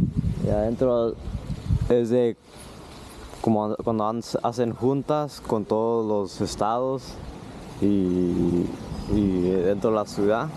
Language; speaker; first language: Spanish; early bilingual, heritage; Spanish